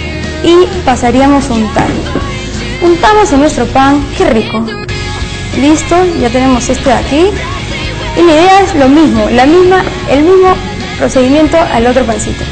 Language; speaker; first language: Spanish; native; Spanish